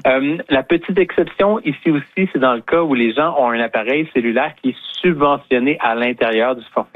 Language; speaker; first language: French; native; French